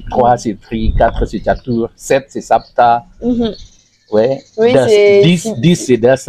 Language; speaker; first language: French; non-native, learner; Indonesian